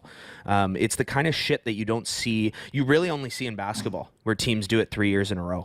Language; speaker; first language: English; native; English